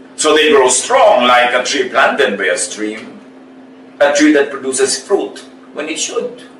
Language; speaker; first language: English; non-native, local second language; Filipino